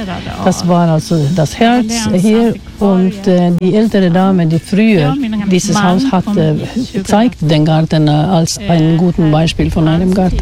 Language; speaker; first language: German; non-native, fluent; Swedish